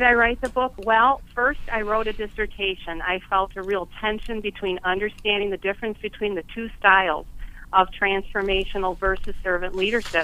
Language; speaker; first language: English; native; English